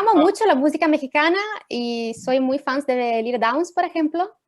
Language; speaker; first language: Spanish; non-native, fluent; Italian